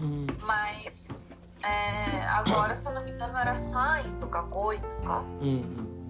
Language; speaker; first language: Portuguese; non-native, learner; Japanese